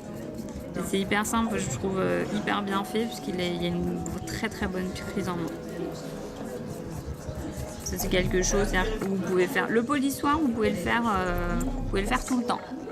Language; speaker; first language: French; native; French